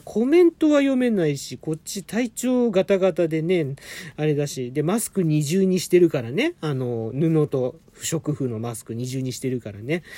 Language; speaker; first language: Japanese; native; Japanese